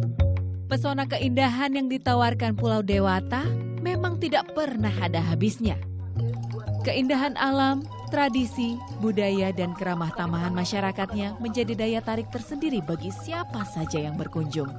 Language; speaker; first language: Indonesian; native; Indonesian